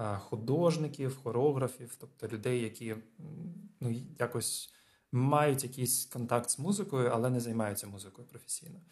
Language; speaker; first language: Ukrainian; non-native, local second language; Russian